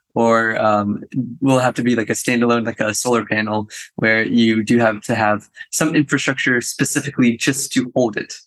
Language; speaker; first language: English; native; English